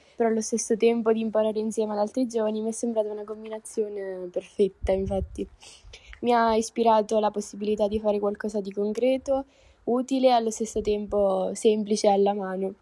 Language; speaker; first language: Italian; native; Italian